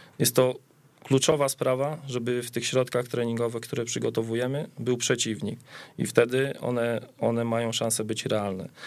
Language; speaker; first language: Polish; native; Polish